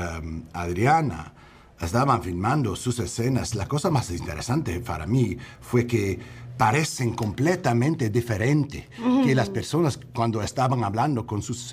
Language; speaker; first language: Spanish; non-native, learner; English